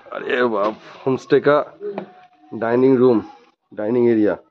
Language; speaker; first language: Hindi; non-native, local second language; Bangla